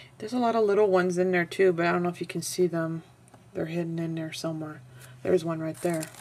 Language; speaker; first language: English; non-native, fluent; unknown